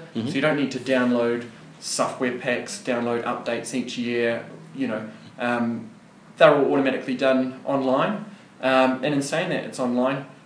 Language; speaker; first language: English; native; English